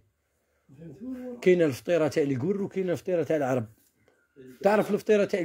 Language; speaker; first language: Arabic; native; Arabic